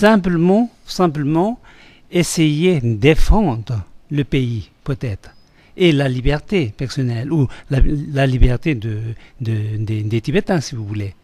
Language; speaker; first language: French; non-native, fluent; Tibetan